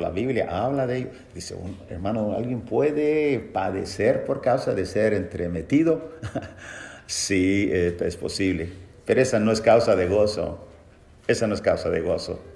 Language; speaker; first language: Spanish; native; Spanish